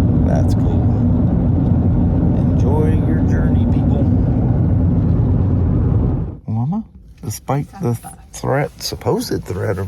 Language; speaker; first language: English; native; English